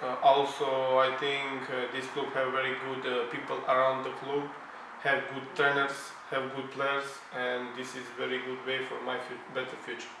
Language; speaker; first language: English; non-native, learner; Croatian